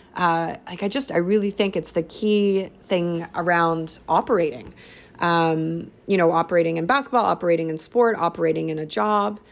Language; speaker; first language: English; native; English